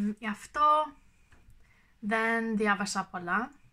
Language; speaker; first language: Greek; non-native, learner; English